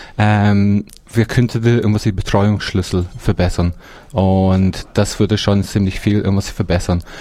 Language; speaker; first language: German; non-native, fluent; English